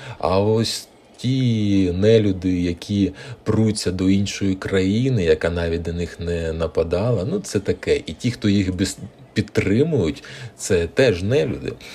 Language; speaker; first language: Ukrainian; non-native, local second language; Russian